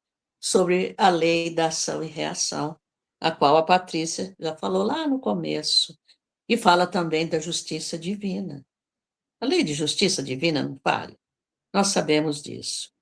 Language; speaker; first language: Portuguese; native; Portuguese